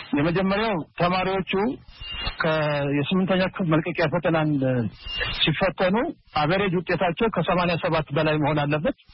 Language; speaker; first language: Amharic; native; Amharic